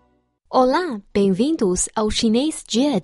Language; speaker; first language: Portuguese; non-native, fluent; Chinese